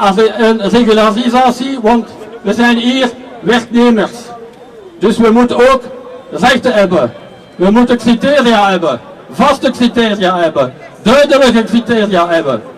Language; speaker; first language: Dutch; non-native, local second language; French